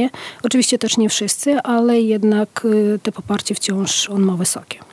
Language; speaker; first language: Polish; non-native, fluent; Ukrainian